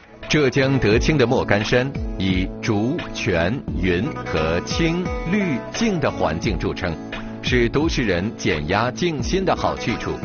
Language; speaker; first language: Chinese; native; Chinese